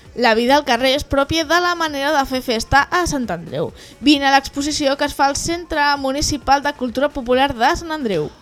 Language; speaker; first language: Catalan; native; Catalan